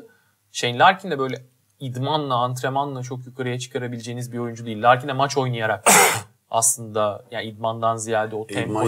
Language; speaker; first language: Turkish; native; Turkish